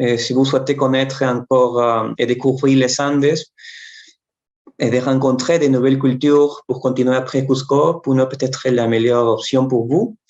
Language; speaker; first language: French; non-native, fluent; Spanish